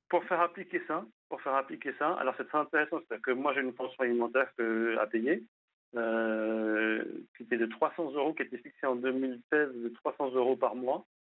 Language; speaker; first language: French; native; French